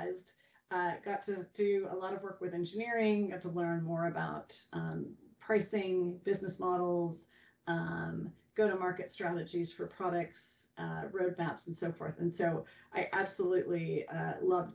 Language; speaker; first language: English; native; English